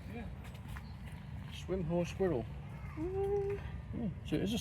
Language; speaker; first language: English; native; English